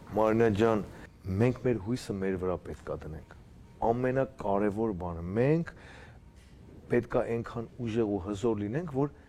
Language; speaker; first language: Armenian; native; Armenian